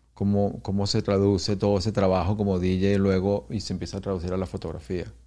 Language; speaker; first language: Spanish; native; Spanish